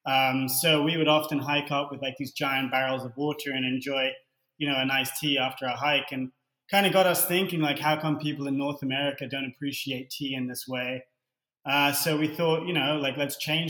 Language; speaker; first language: English; native; English